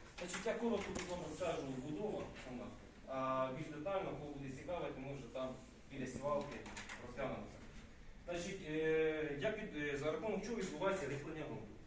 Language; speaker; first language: Ukrainian; native; Ukrainian